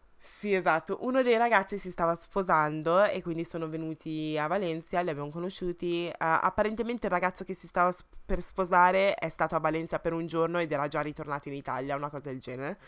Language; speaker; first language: Italian; early bilingual, other home language; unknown